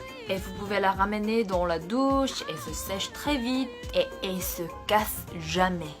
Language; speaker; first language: French; non-native, fluent; Korean